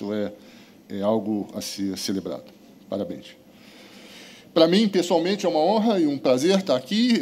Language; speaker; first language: Portuguese; native; Portuguese